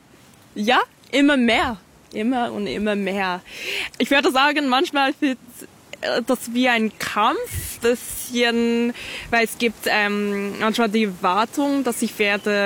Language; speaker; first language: German; non-native, fluent; English